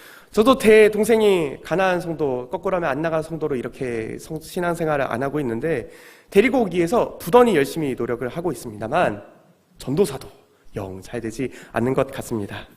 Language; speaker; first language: Korean; native; Korean